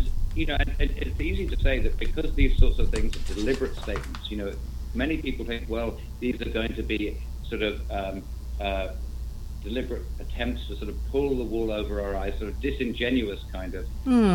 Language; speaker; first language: English; native; English